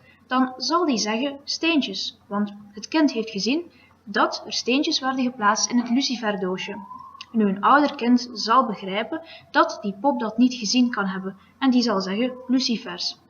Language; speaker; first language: Dutch; native; Dutch